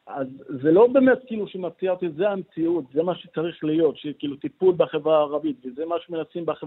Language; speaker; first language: Hebrew; non-native, local second language; Arabic